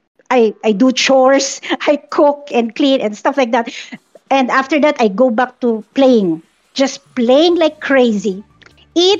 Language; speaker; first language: English; non-native, local second language; Filipino